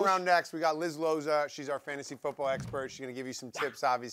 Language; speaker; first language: English; native; English